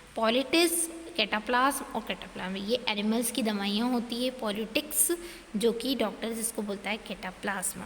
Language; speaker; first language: Hindi; native; Hindi